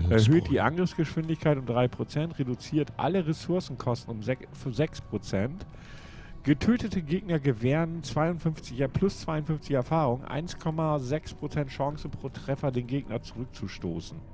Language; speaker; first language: German; native; German